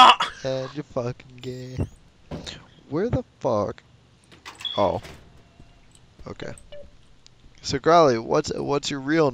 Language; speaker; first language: English; native; English